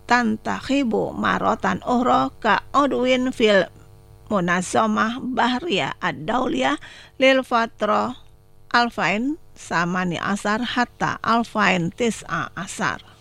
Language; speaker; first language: Arabic; non-native, fluent; Indonesian